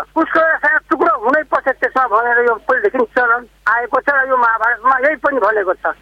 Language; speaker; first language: Nepali; non-native, local second language; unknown